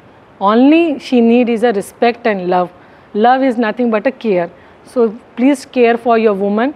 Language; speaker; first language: Telugu; non-native, local second language; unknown